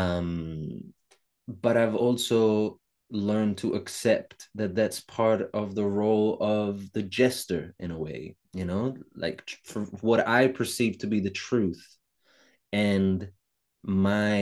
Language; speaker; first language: English; non-native, fluent; Italian